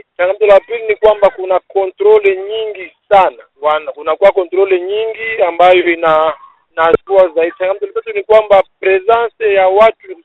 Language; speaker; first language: Swahili; native; Swahili